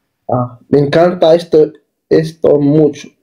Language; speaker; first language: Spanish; non-native, learner; Arabic